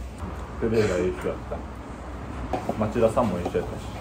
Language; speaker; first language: Japanese; native; Japanese